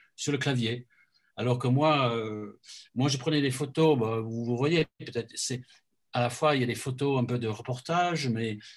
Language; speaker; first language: French; non-native, fluent; English